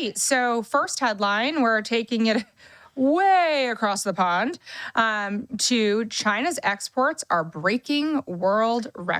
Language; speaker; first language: English; native; English